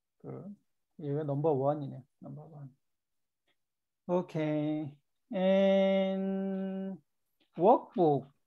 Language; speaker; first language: Korean; native; Korean